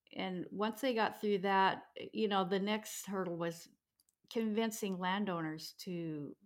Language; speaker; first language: English; native; English